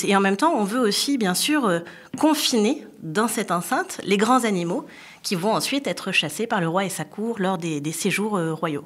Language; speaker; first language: French; native; French